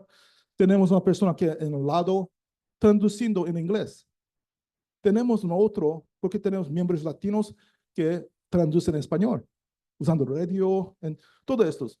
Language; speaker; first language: Spanish; non-native, learner; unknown